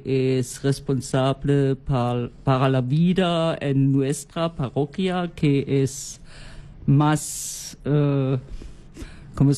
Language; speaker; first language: Spanish; non-native, learner; German